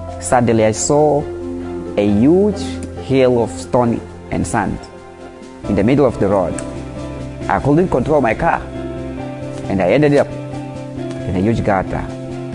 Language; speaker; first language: English; non-native, fluent; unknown